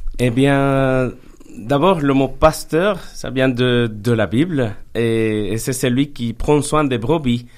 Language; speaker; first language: French; non-native, fluent; Spanish